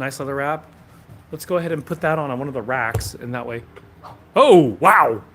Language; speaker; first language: English; native; English